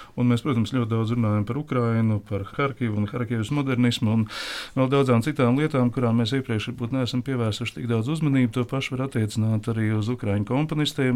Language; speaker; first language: Latvian; native; Latvian